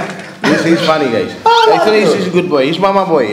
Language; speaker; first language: English; non-native, learner; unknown